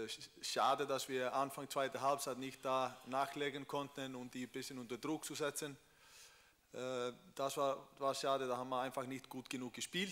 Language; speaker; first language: German; non-native, fluent; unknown